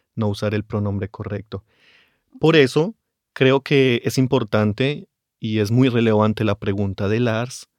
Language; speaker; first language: Spanish; native; Spanish